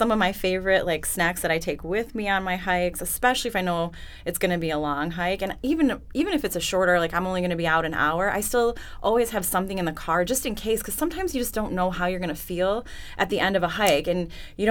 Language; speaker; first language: English; native; English